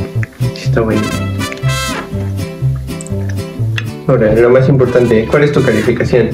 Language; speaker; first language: Spanish; native; Spanish